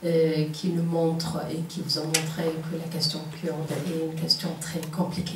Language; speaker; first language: French; non-native, fluent; Kurdish